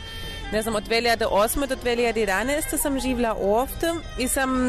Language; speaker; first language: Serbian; non-native, learner; German